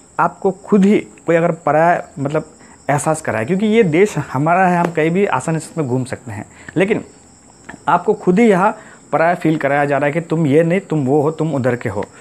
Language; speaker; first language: Hindi; non-native, local second language; Assamese